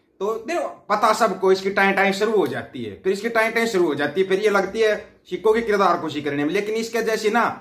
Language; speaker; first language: Hindi; native; Hindi